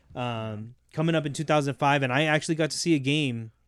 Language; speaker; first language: English; native; English